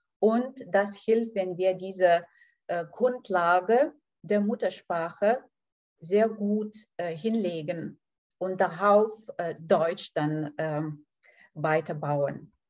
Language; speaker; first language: German; non-native, fluent; Lithuanian